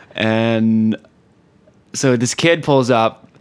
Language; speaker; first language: English; native; English